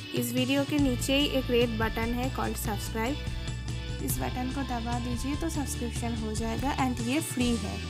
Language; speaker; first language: Hindi; non-native, local second language; Bangla